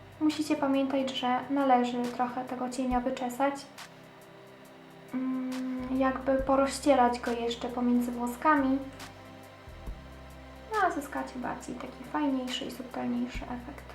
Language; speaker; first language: Polish; native; Polish